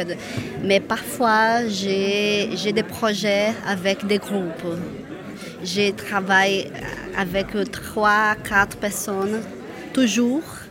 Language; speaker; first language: French; non-native, fluent; Portuguese